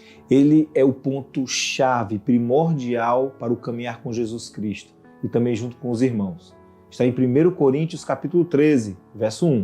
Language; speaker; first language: Portuguese; native; Portuguese